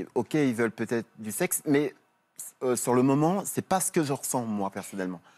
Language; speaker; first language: French; native; French